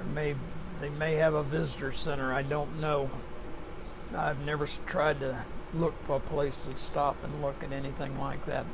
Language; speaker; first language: English; native; English